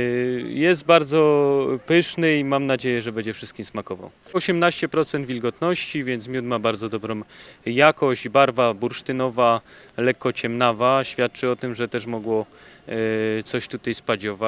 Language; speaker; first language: Polish; native; Polish